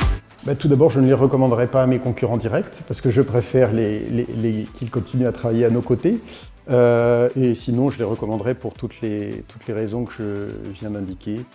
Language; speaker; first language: French; native; French